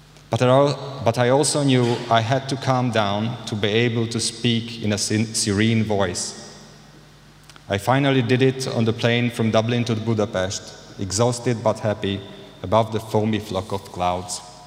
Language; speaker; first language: English; non-native, fluent; Hungarian